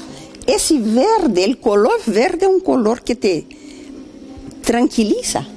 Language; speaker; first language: Spanish; non-native, fluent; Portuguese